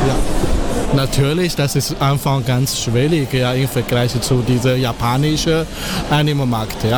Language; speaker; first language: German; non-native, fluent; Chinese